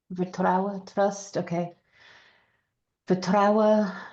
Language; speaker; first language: German; non-native, learner; English